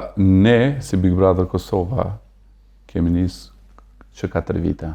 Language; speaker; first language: Albanian; early bilingual, heritage; Albanian